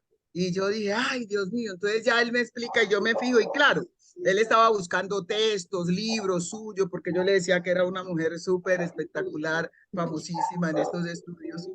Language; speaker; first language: Spanish; native; Spanish